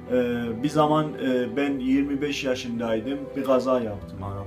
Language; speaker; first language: Turkish; non-native, learner; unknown